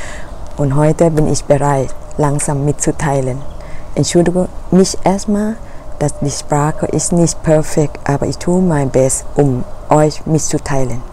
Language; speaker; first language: German; non-native, learner; Thai